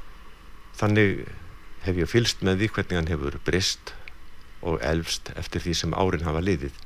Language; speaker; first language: Icelandic; native; Icelandic